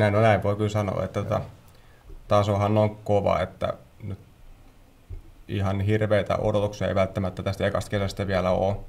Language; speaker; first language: Finnish; native; Finnish